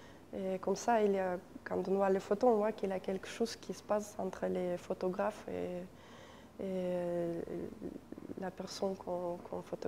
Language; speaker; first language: French; non-native, fluent; Russian